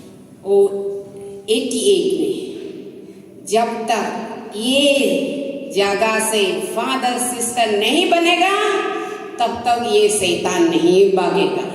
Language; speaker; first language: Hindi; non-native, local second language; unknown